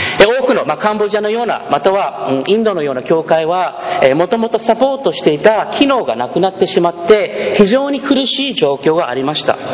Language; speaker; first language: Japanese; early bilingual, heritage; Japanese